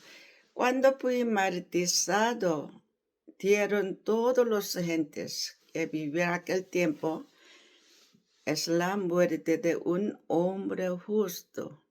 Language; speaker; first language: Spanish; non-native, learner; Korean